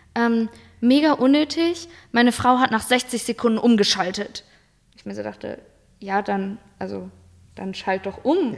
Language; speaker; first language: German; native; German